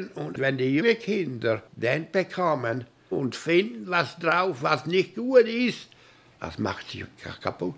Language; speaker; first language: German; early bilingual, heritage; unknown